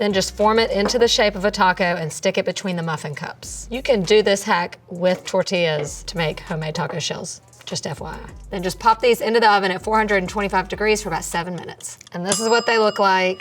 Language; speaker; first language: English; native; English